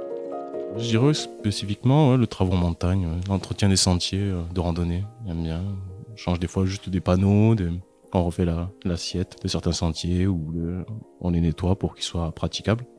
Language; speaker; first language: French; native; French